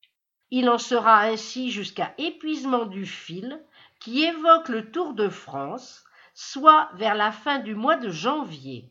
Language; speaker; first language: French; native; French